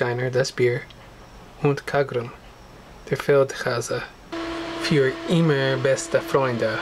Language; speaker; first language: German; non-native, learner; Russian